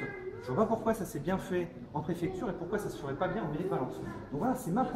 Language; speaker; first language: French; native; French